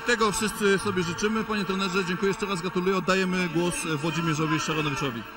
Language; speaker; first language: Polish; native; Polish